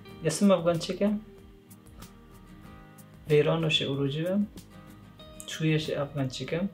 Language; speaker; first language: Polish; non-native, learner; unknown